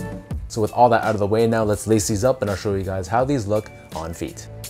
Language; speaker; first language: English; native; English